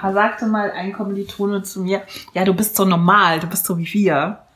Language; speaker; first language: German; early bilingual, other home language; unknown